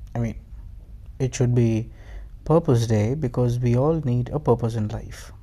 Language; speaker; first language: English; non-native, local second language; Hindi